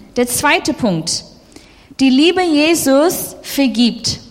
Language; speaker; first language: German; non-native, fluent; English